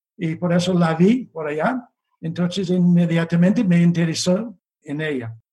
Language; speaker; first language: Spanish; non-native, fluent; English